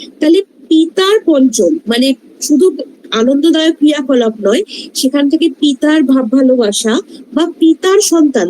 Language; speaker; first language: Bangla; non-native, local second language; Hindi